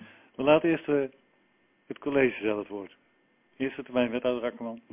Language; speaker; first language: Dutch; native; Dutch